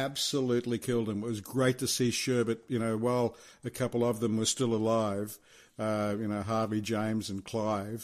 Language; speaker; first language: English; native; English